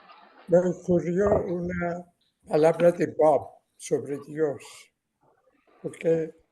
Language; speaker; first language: Spanish; non-native, learner; Persian